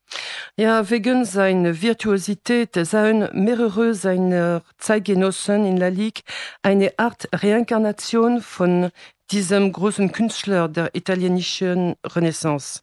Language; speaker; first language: German; non-native, fluent; French